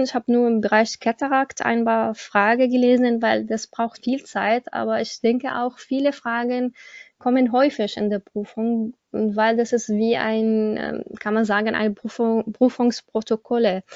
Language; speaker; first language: German; non-native, learner; Arabic